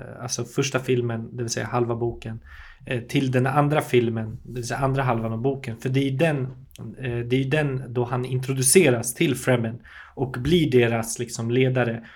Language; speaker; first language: Swedish; native; Swedish